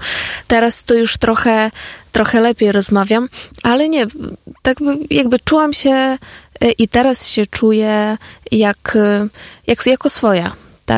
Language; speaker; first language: Polish; non-native, fluent; Ukrainian